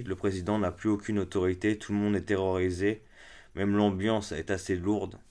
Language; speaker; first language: French; native; French